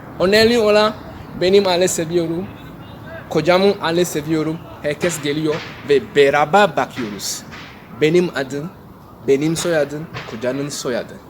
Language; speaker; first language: Turkish; non-native, learner; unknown